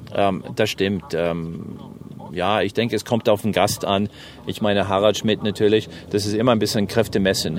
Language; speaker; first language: German; non-native, fluent; English